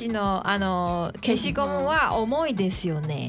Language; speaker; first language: Japanese; non-native, learner; Chinese